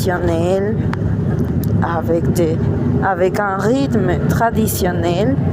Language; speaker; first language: French; non-native, learner; Spanish